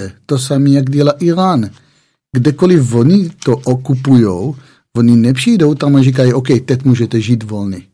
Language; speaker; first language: Czech; non-native, fluent; Hebrew